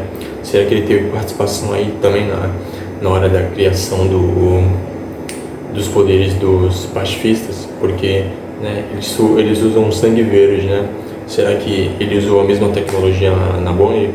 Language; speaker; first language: Portuguese; native; Portuguese